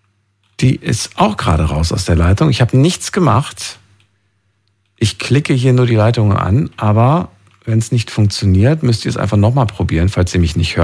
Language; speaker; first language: German; native; German